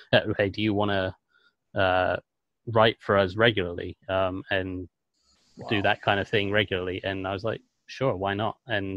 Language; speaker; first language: English; native; English